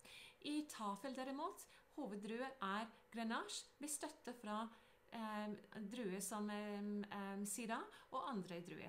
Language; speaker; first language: Norwegian; non-native, fluent; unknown